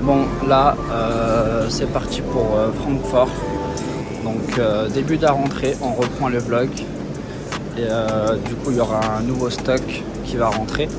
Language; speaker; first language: French; native; French